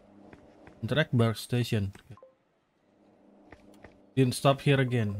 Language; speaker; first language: English; non-native, learner; Indonesian